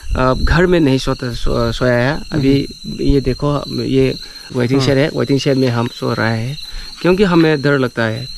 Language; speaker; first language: Hindi; non-native, local second language; Manipuri